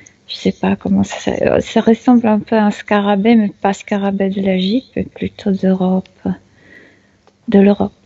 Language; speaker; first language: French; non-native, fluent; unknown